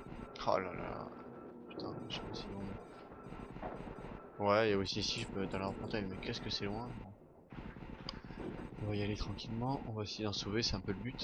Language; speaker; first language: French; native; French